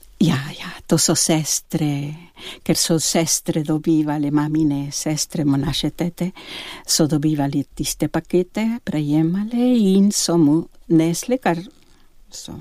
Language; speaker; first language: Slovenian; early bilingual, heritage; Slovenian